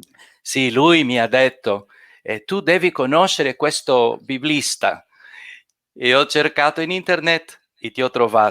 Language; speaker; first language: Italian; non-native, fluent; Portuguese